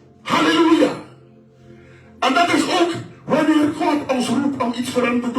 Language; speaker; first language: Dutch; non-native, fluent; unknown